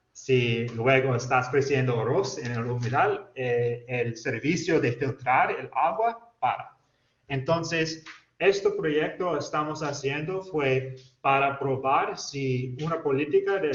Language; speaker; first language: Spanish; non-native, fluent; English